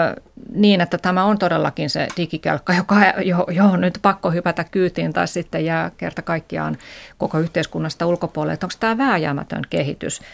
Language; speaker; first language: Finnish; native; Finnish